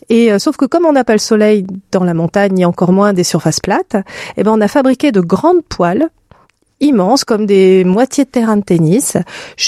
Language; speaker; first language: French; native; French